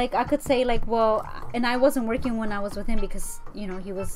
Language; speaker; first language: English; native; English